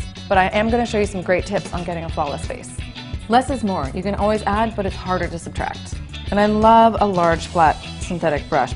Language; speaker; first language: English; native; English